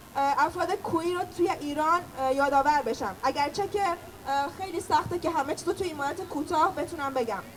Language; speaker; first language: Persian; native; Persian